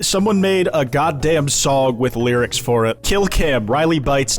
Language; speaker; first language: English; native; English